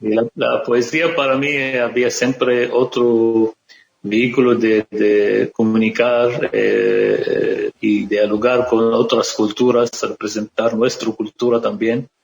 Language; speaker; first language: Spanish; non-native, fluent; Arabic